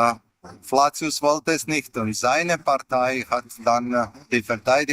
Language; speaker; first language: German; non-native, fluent; Croatian